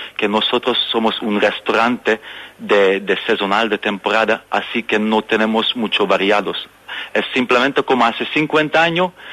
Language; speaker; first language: Spanish; non-native, learner; Hungarian